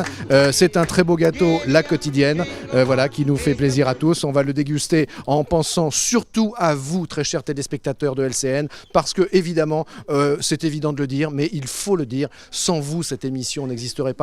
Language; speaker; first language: French; native; French